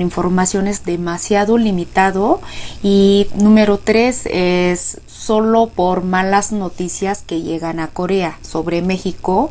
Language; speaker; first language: Spanish; non-native, fluent; Korean